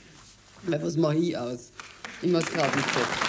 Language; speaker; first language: German; native; German